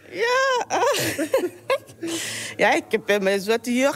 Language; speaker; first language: Dutch; non-native, learner; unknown